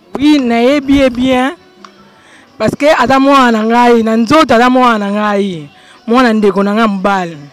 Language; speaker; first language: Lingala; non-native, local second language; Kongo